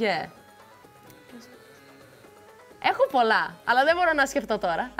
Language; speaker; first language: Greek; early bilingual, heritage; Greek